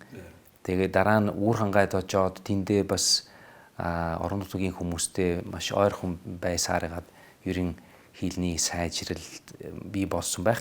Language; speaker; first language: Mongolian; non-native, fluent; Italian